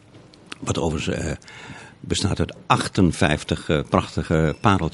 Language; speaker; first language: Dutch; native; Dutch